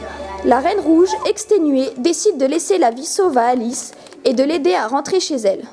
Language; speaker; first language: French; native; French